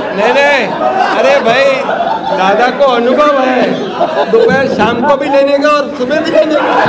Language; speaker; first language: Hindi; non-native, local second language; Marathi